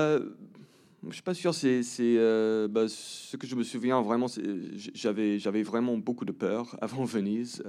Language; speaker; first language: French; early bilingual, heritage; English